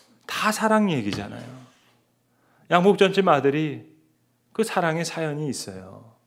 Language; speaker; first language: Korean; native; Korean